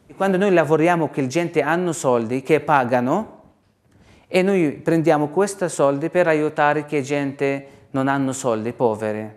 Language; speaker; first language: Italian; non-native, learner; Arabic